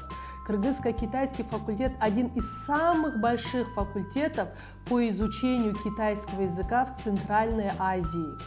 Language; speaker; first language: Russian; non-native, local second language; Kyrgyz